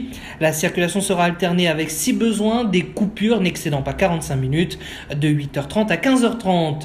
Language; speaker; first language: French; native; French